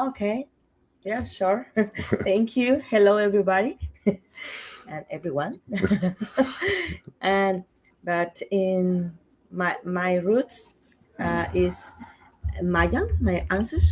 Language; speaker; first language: English; non-native, learner; Spanish